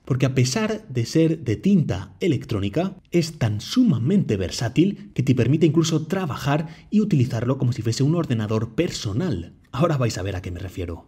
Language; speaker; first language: Spanish; native; Spanish